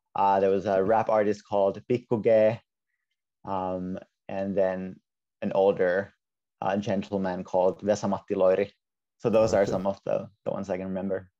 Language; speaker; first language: English; non-native, fluent; Finnish